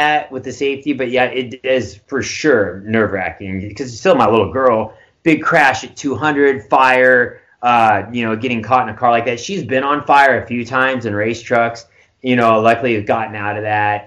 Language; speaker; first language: English; native; English